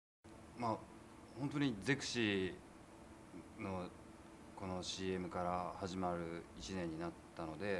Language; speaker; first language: Japanese; native; Japanese